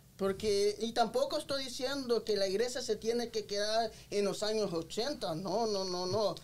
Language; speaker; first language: Spanish; early bilingual, heritage; Spanish